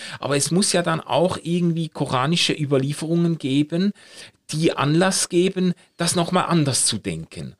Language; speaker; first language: German; native; German